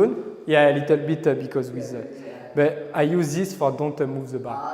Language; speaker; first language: English; non-native, learner; French